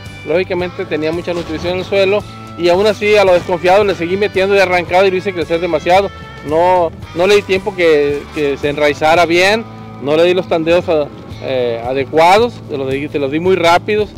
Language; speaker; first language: Spanish; native; Spanish